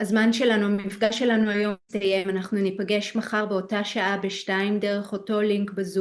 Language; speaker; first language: Hebrew; native; Hebrew